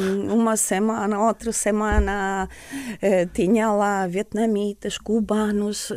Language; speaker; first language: Portuguese; non-native, fluent; Estonian